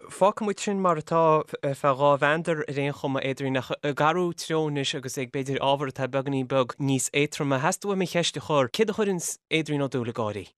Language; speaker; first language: Irish; native; Irish